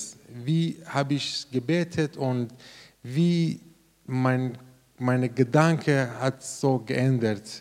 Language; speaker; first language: German; non-native, learner; Persian